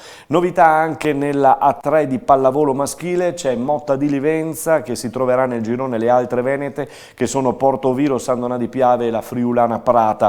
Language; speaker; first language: Italian; native; Italian